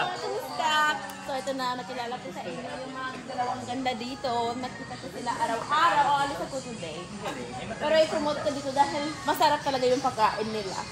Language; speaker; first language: Filipino; non-native, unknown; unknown